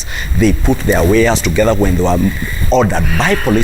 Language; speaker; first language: English; non-native, local second language; Kikuyu